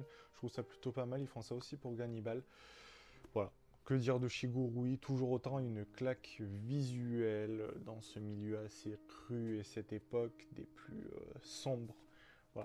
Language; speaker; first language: French; native; French